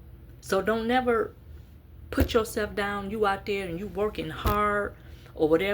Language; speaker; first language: English; native; English